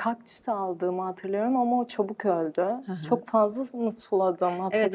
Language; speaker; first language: Turkish; early bilingual, heritage; Turkish